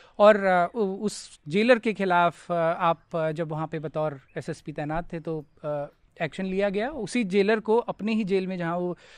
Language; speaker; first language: Hindi; native; Hindi